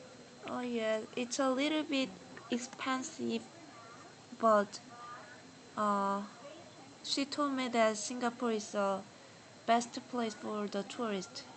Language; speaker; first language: English; non-native, learner; Korean